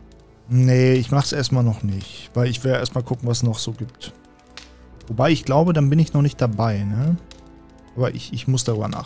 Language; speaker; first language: German; native; German